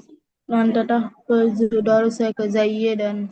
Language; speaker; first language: Arabic; non-native, learner; Bangla